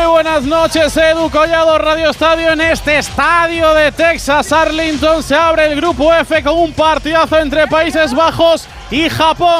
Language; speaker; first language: Spanish; native; Spanish